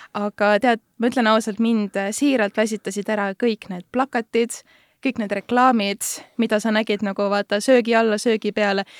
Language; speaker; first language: Estonian; native; Estonian